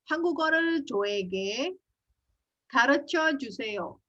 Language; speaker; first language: Korean; non-native, fluent; Indonesian